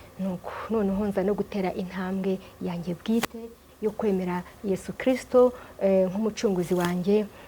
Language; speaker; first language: Kinyarwanda; early bilingual, heritage; Kinyarwanda